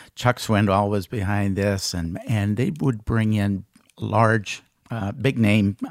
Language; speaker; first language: English; native; English